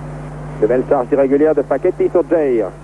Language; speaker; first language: French; native; French